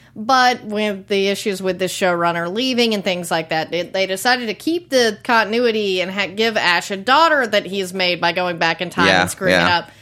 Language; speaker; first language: English; native; English